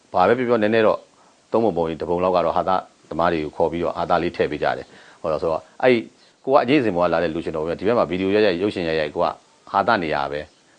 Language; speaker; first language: Burmese; native; Burmese